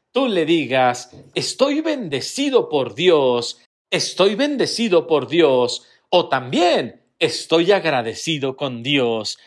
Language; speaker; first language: Spanish; native; Spanish